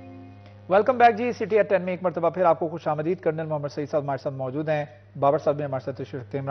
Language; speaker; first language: Hindi; non-native, local second language; Punjabi